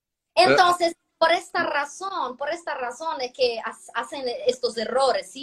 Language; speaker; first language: Spanish; non-native, fluent; Portuguese